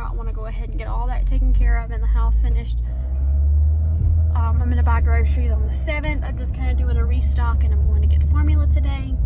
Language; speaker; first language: English; native; English